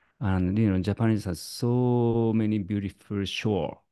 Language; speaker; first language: English; non-native, learner; Japanese